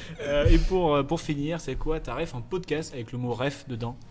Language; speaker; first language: French; native; French